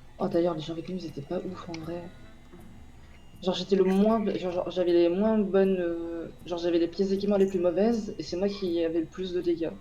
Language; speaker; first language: French; native; French